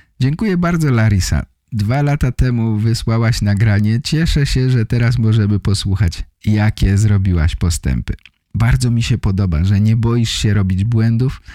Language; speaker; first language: Polish; native; Polish